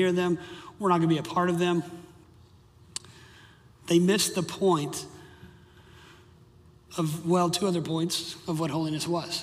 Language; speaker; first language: English; native; English